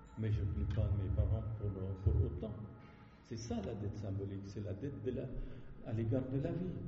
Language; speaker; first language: French; non-native, local second language; Arabic